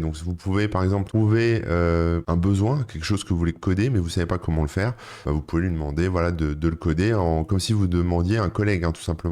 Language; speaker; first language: French; native; French